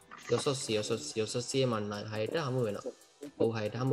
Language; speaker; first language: Korean; non-native, fluent; Sinhala